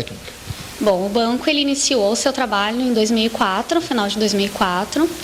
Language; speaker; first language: Portuguese; native; Portuguese